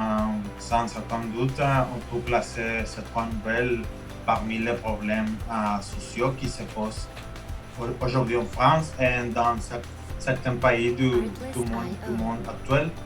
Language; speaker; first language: French; non-native, fluent; Spanish